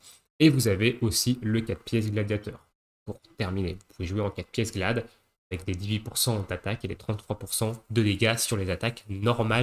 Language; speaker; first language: French; native; French